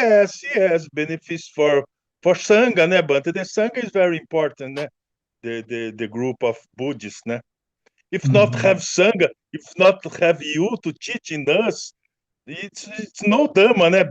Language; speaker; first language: English; non-native, learner; Portuguese